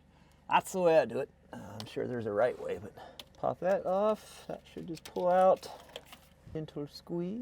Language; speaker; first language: English; native; English